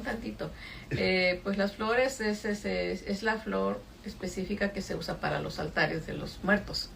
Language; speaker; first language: Spanish; native; Spanish